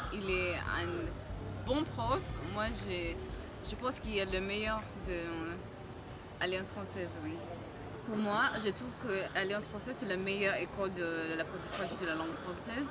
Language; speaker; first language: French; non-native, learner; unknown